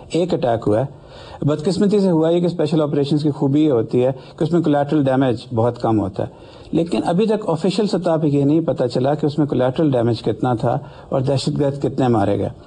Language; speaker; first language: Urdu; native; Urdu